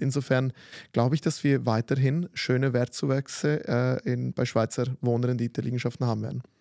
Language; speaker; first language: German; native; German